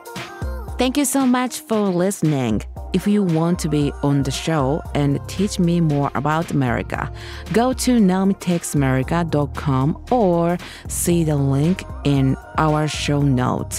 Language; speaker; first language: English; non-native, learner; Japanese